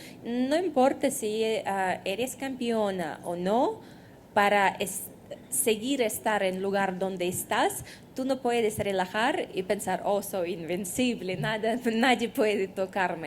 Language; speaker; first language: Spanish; non-native, fluent; Russian